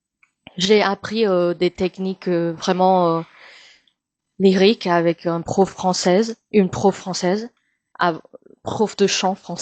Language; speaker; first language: French; non-native, fluent; Min Nan Chinese